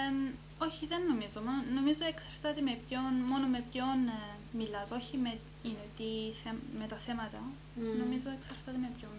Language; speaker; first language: Greek; early bilingual, heritage; Greek